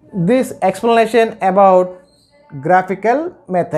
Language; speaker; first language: English; non-native, local second language; Telugu